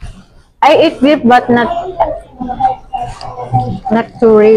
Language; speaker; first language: English; non-native, local second language; Filipino